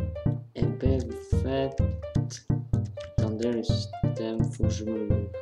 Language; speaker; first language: French; native; French